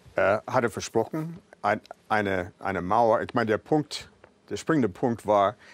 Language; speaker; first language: German; non-native, fluent; English